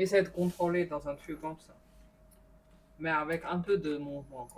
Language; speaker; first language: French; non-native, learner; Chinese